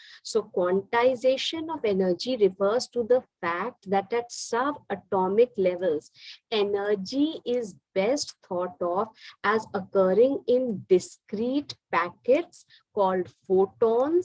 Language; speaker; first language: English; non-native, local second language; Hindi